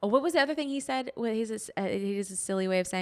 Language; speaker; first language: English; native; English